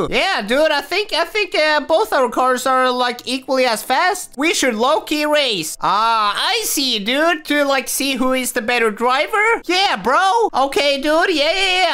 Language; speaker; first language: English; native; English